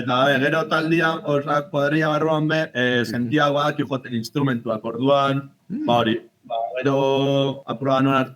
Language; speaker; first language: Basque; native; Basque